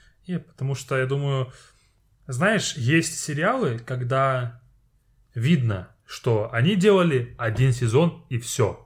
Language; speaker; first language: Russian; non-native, fluent; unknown